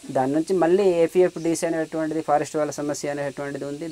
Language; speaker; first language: Telugu; native; Telugu